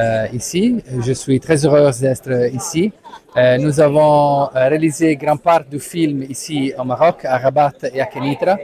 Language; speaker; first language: French; non-native, fluent; Italian